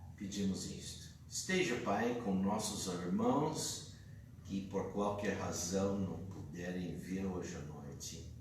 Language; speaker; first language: Portuguese; non-native, fluent; English